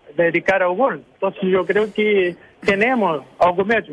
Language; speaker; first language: Spanish; non-native, learner; Portuguese